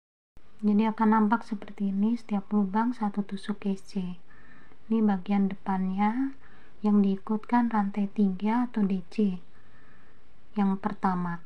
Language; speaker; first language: Indonesian; native; Indonesian